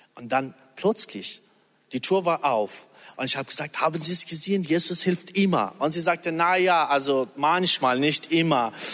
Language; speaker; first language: German; non-native, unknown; Persian